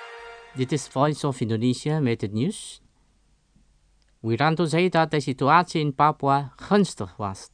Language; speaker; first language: Dutch; non-native, fluent; Indonesian